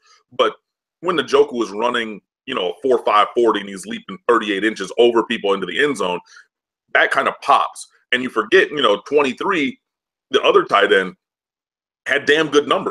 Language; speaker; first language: English; native; English